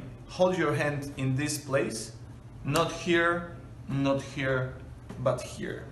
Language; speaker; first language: English; non-native, fluent; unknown